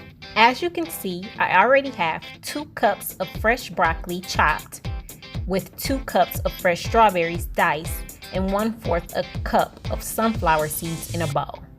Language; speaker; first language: English; native; English